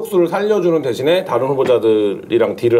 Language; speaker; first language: Korean; native; Korean